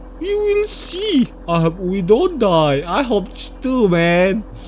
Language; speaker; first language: English; non-native, learner; Indonesian